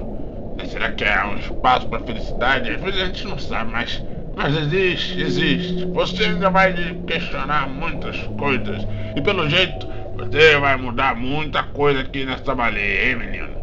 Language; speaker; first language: Portuguese; native; Portuguese